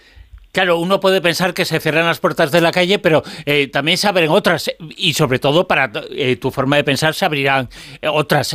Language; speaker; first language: Spanish; native; Spanish